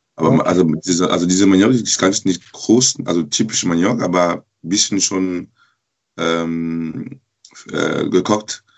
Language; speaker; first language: German; non-native, learner; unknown